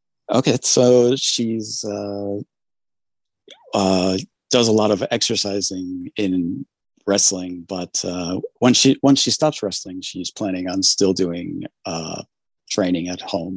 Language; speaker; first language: English; native; English